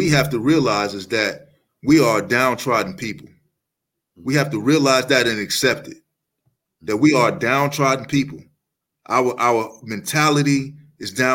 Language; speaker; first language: English; native; English